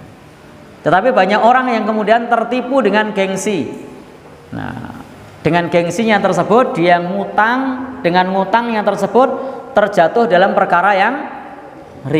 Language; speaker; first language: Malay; non-native, local second language; Javanese